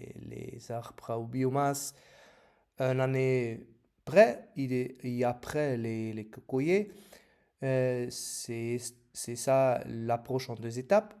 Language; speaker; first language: French; non-native, learner; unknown